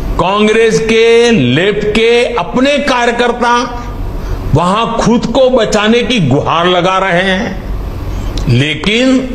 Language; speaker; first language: Hindi; non-native, local second language; Gujarati